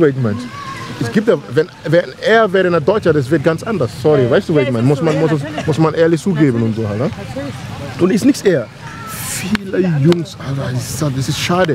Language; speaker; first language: German; non-native, learner; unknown